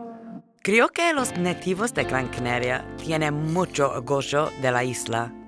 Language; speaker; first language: Spanish; non-native, fluent; English